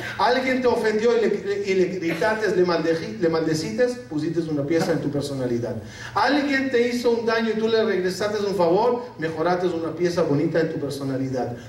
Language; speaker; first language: Spanish; non-native, fluent; Arabic